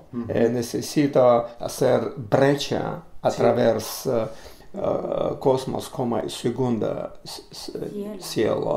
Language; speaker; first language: Spanish; non-native, learner; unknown